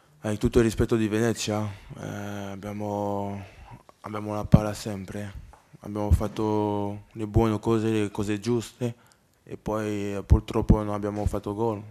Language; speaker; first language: Italian; non-native, learner; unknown